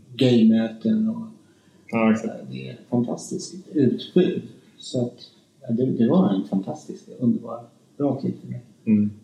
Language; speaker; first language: Swedish; early bilingual, other home language; Spanish